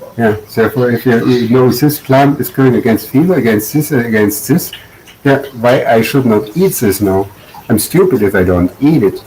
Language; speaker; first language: English; non-native, learner; German